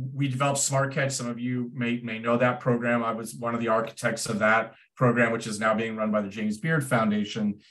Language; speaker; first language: English; native; English